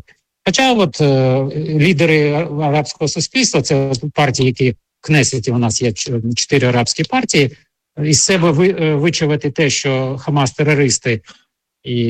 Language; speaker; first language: Ukrainian; native; Ukrainian